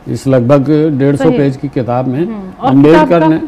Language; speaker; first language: Hindi; native; Hindi